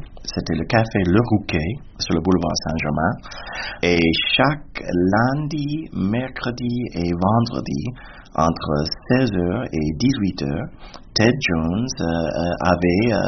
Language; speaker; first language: French; non-native, fluent; English